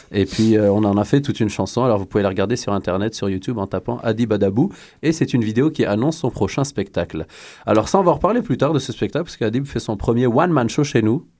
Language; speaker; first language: French; native; French